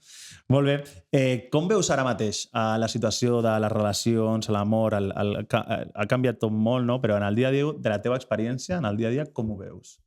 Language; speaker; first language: Catalan; native; Catalan